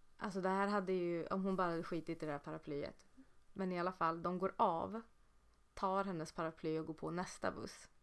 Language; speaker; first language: Swedish; native; Swedish